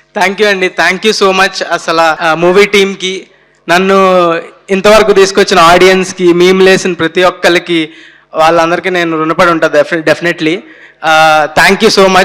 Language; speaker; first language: Telugu; native; Telugu